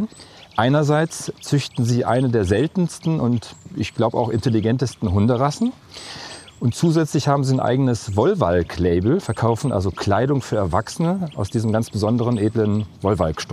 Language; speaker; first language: German; native; German